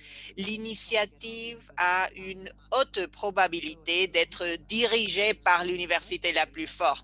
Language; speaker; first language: French; non-native, fluent; Spanish